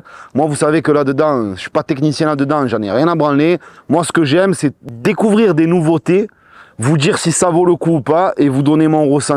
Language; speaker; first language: French; native; French